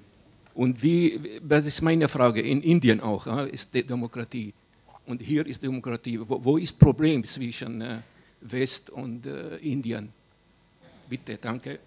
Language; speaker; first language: German; non-native, learner; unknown